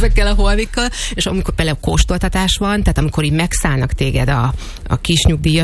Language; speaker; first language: Hungarian; native; Hungarian